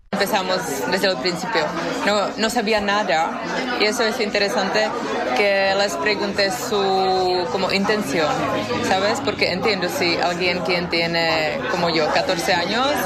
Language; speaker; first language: Spanish; non-native, fluent; Czech